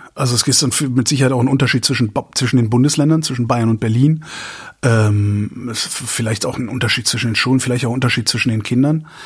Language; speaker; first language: German; native; German